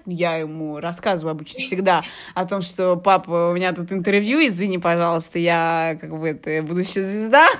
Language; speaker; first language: Russian; early bilingual, heritage; Russian